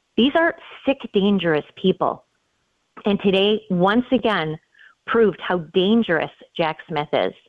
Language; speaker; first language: English; native; English